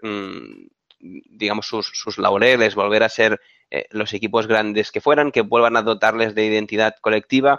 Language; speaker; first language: Spanish; native; Spanish